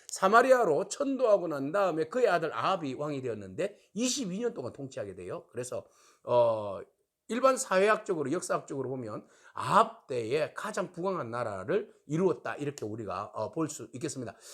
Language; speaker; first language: Korean; native; Korean